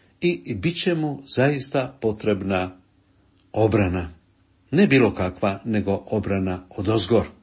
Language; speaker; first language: Croatian; native; Croatian